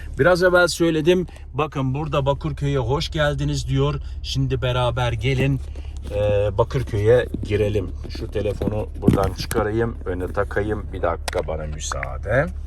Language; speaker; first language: Turkish; native; Turkish